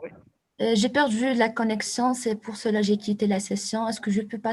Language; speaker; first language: French; non-native, local second language; Arabic